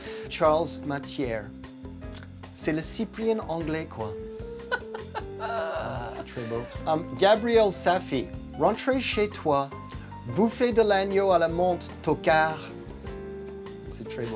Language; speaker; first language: French; non-native, fluent; English